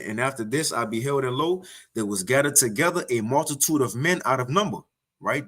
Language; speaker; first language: English; native; English